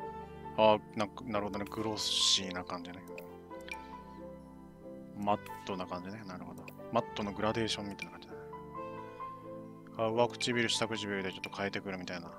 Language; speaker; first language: Japanese; native; Japanese